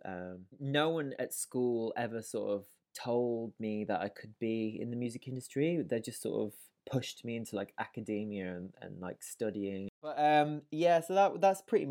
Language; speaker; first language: English; native; English